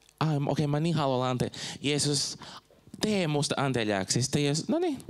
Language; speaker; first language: Finnish; non-native, fluent; Portuguese